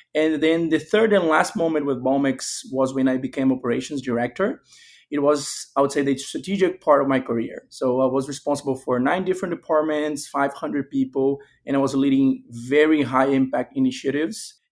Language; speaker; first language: English; non-native, fluent; Portuguese